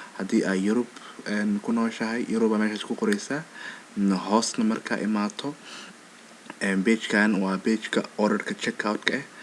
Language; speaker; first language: Somali; early bilingual, heritage; Somali